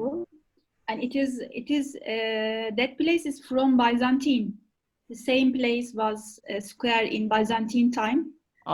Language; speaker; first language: English; non-native, fluent; Turkish